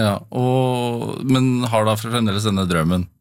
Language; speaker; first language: Norwegian; native; Norwegian